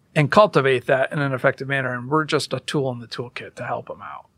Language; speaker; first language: English; early bilingual, other home language; Hindi